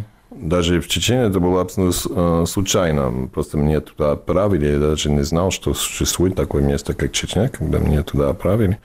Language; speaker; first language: Russian; non-native, fluent; English